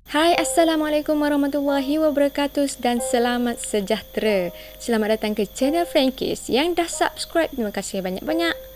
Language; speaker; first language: Malay; native; Malay